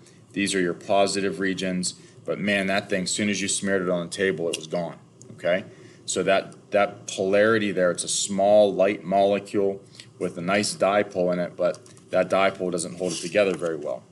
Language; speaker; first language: English; native; English